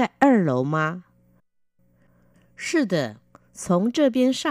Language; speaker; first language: Chinese; non-native, fluent; Vietnamese